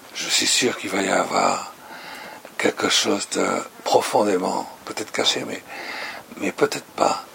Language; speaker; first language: French; native; French